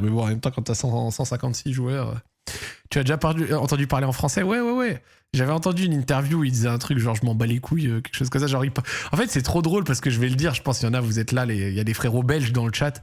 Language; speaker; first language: French; native; French